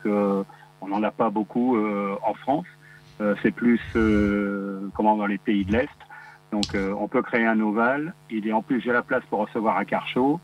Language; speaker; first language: French; native; French